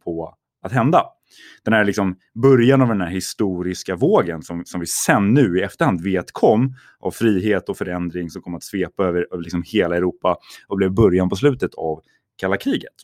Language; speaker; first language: Swedish; native; Swedish